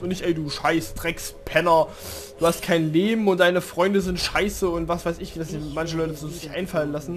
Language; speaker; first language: German; native; German